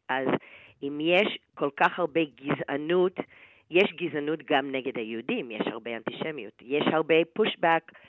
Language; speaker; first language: Hebrew; non-native, fluent; English